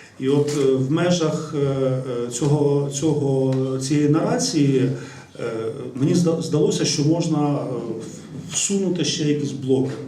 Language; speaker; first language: Ukrainian; native; Ukrainian